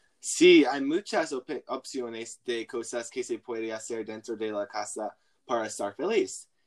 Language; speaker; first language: Spanish; non-native, learner; English